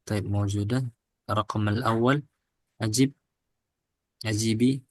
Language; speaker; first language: Arabic; non-native, fluent; Indonesian